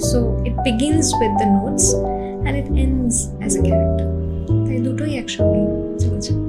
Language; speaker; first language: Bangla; early bilingual, heritage; Bangla